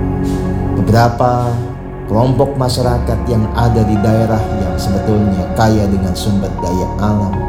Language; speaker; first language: Indonesian; native; Indonesian